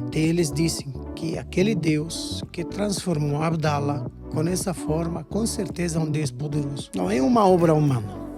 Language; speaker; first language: Portuguese; non-native, fluent; Arabic